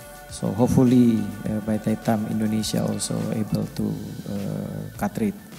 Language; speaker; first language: English; non-native, fluent; Indonesian